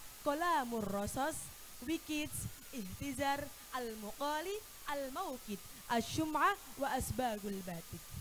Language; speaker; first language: Arabic; non-native, learner; Indonesian